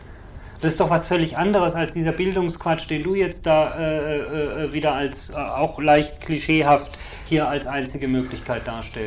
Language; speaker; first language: German; native; German